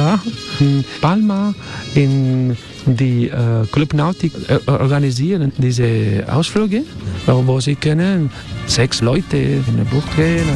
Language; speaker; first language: German; non-native, learner; Spanish